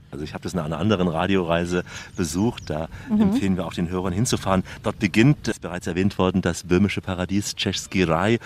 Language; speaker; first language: German; native; German